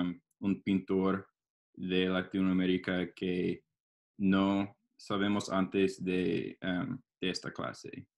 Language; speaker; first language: Spanish; non-native, learner; English